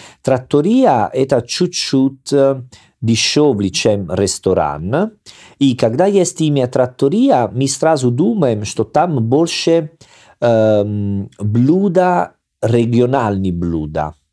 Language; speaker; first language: Russian; non-native, learner; Italian